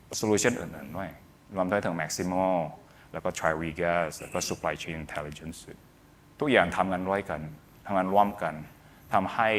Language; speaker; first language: Thai; non-native, fluent; Indonesian